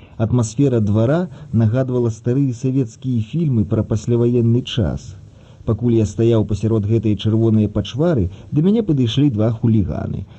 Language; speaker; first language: Belarusian; early bilingual, other home language; Russian